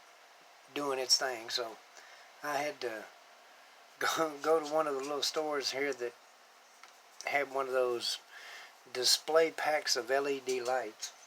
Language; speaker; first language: English; native; English